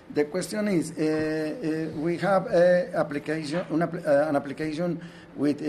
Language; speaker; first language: English; non-native, learner; Spanish